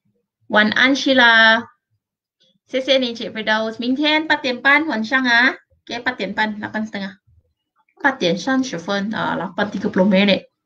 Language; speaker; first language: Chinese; non-native, local second language; Malay